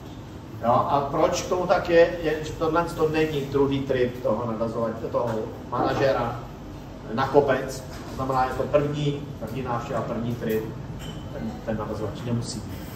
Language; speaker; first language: Czech; native; Czech